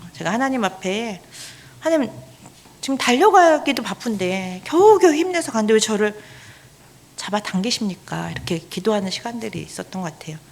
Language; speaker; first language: Korean; native; Korean